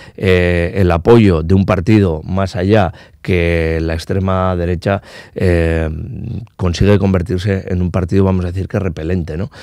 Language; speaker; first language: Spanish; non-native, local second language; Basque